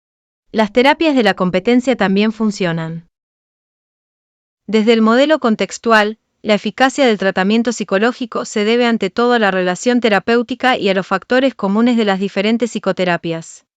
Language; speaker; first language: Spanish; native; Spanish